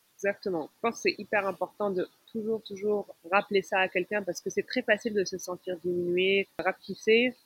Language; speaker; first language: French; non-native, local second language; Arabic